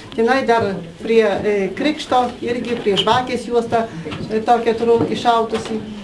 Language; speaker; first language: Lithuanian; native; Lithuanian